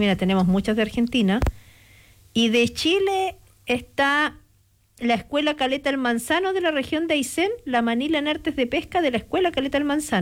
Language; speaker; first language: Spanish; native; Spanish